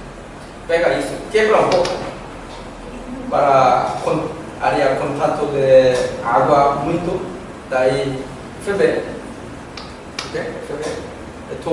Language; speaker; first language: Portuguese; non-native, learner; Korean